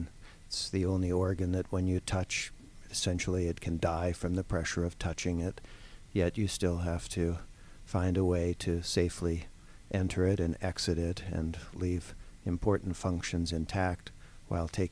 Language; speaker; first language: English; native; English